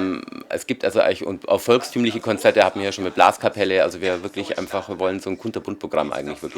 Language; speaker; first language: German; native; German